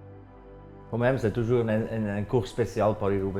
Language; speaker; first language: French; non-native, local second language; German